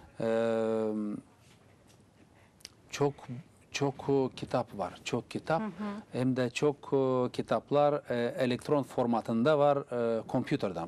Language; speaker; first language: Turkish; non-native, learner; Gagauz